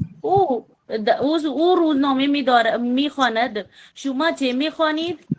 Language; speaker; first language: Persian; non-native, learner; Urdu